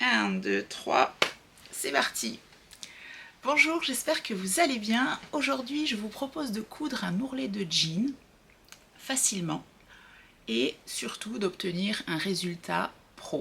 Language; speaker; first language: French; native; French